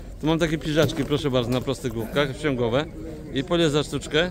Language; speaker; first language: Polish; native; Polish